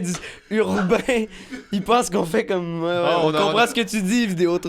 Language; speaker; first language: French; native; French